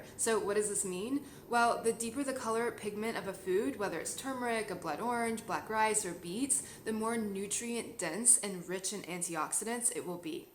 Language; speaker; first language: English; native; English